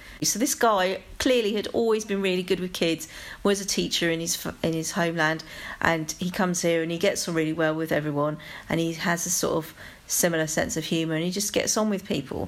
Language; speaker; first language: English; native; English